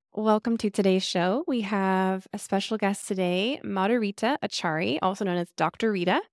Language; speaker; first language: English; native; English